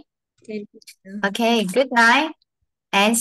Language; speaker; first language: English; non-native, learner; Vietnamese